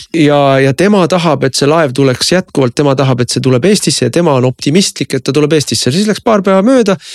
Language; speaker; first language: Estonian; native; Estonian